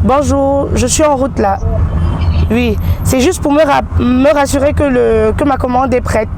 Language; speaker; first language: French; native; French